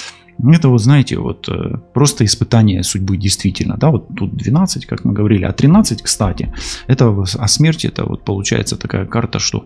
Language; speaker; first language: Russian; non-native, local second language; Ukrainian